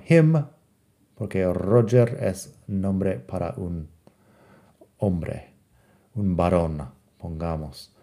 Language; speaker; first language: Spanish; non-native, fluent; English